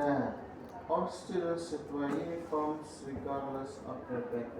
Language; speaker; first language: English; non-native, fluent; Indonesian